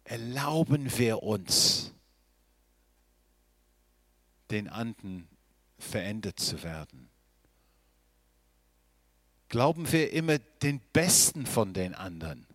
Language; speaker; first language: German; non-native, fluent; English